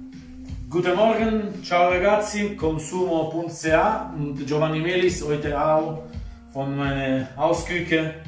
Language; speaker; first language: German; non-native, fluent; Italian